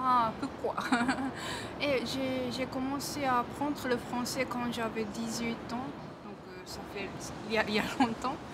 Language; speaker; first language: French; non-native, fluent; Japanese